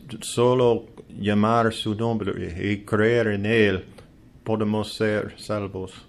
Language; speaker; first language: Spanish; non-native, learner; English